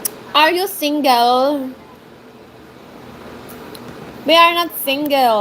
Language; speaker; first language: English; non-native, local second language; Bikol